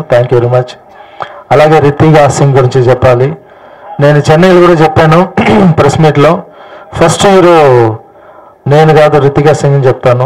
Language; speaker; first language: Telugu; non-native, local second language; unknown